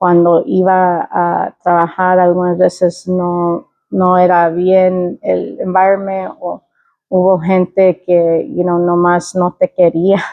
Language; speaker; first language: Spanish; early bilingual, heritage; Spanish